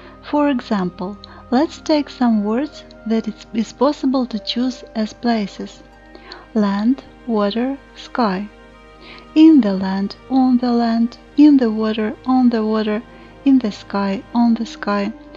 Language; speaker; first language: English; non-native, fluent; Ukrainian